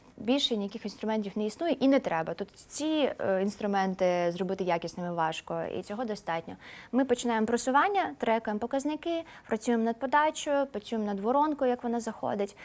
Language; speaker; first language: Ukrainian; non-native, local second language; Russian